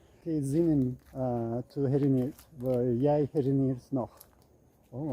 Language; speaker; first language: Dutch; non-native, learner; Turkish